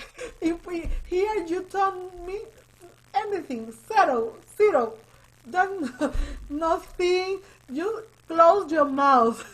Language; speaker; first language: English; non-native, learner; Spanish